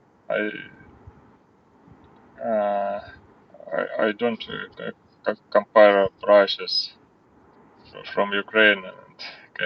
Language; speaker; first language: English; non-native, learner; Russian